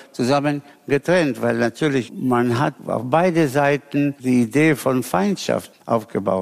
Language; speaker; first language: German; non-native, fluent; Spanish